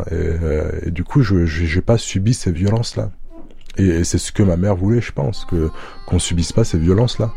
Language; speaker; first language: French; early bilingual, other home language; Arabic